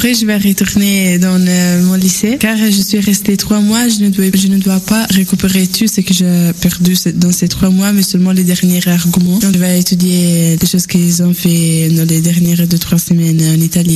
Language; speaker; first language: French; non-native, fluent; Italian